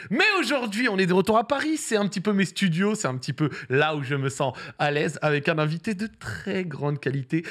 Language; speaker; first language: French; early bilingual, other home language; Arabic